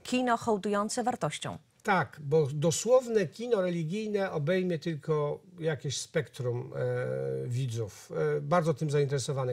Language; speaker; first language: Polish; native; Polish